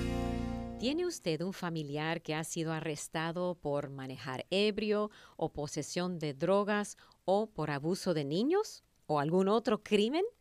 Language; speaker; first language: Spanish; native; Spanish